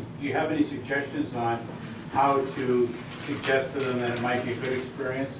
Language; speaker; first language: English; native; English